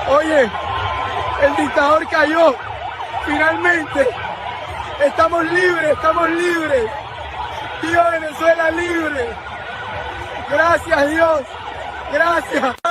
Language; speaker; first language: Spanish; native; Spanish